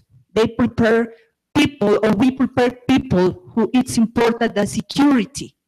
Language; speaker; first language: English; non-native, fluent; Spanish